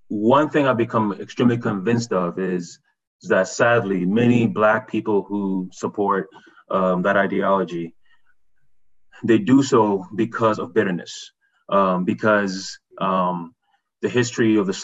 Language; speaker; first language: English; early bilingual, other home language; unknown